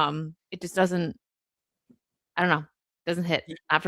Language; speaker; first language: English; native; English